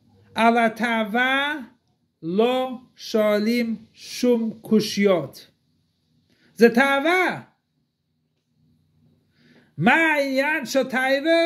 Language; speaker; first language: Hebrew; non-native, fluent; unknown